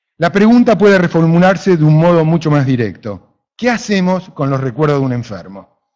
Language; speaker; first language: Spanish; native; Spanish